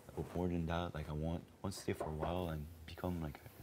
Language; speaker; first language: English; non-native, fluent; French